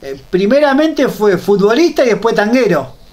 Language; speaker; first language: Spanish; native; Spanish